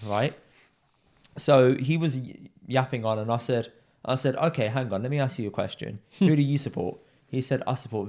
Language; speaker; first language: English; native; English